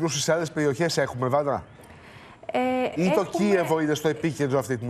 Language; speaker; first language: Greek; native; Greek